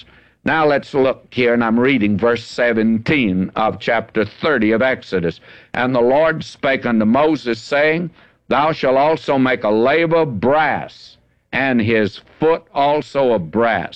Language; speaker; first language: English; native; English